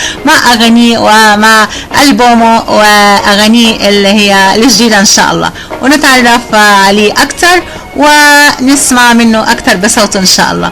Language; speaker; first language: Arabic; native; Arabic